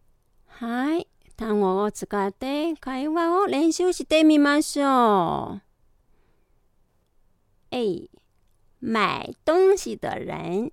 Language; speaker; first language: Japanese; non-native, fluent; Chinese